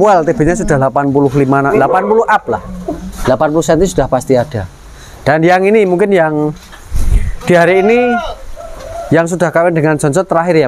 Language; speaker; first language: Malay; non-native, local second language; Javanese